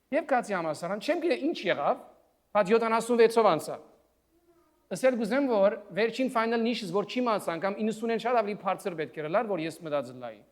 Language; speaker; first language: Armenian; early bilingual, heritage; Armenian